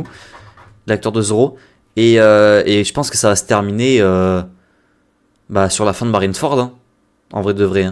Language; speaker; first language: French; native; French